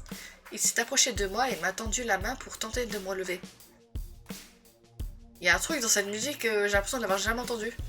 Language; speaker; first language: French; native; French